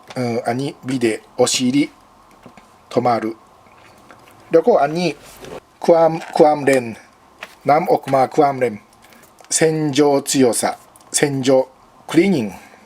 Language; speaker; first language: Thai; non-native, learner; Japanese